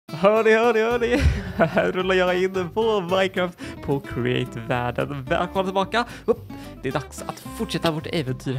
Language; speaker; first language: Swedish; native; Swedish